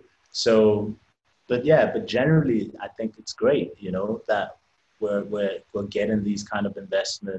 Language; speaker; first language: English; native; English